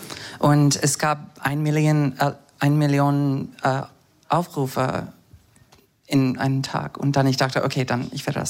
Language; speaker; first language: German; non-native, fluent; English